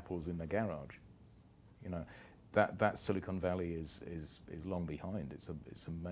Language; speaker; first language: English; native; English